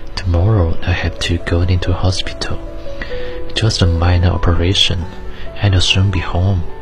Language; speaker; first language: English; non-native, fluent; Chinese